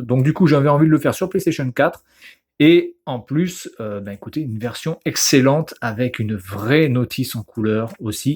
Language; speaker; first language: French; native; French